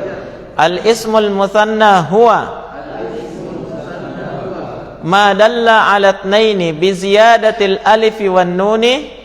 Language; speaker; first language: Arabic; non-native, fluent; Indonesian